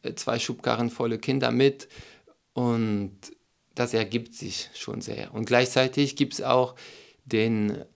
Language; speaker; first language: German; non-native, fluent; French